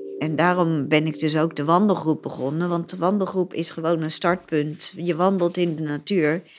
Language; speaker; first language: Dutch; native; Dutch